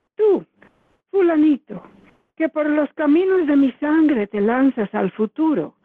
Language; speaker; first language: Spanish; early bilingual, heritage; Spanish